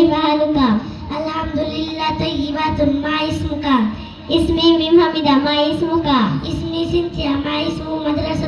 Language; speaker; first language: Arabic; non-native, learner; Bangla